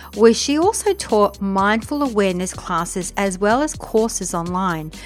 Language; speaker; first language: English; early bilingual, other home language; French